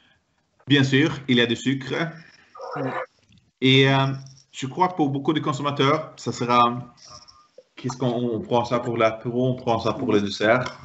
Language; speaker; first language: French; non-native, fluent; Swedish